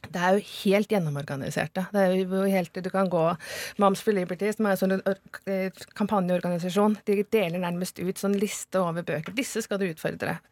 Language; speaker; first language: Norwegian; native; Norwegian